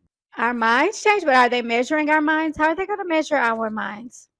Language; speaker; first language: English; native; English